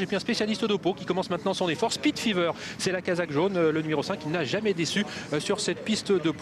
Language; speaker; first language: French; native; French